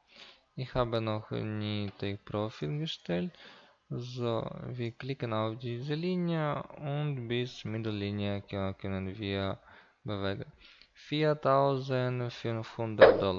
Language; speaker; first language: German; non-native, learner; Russian